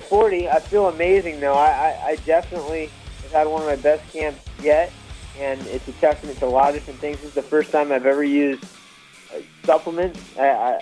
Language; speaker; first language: English; native; English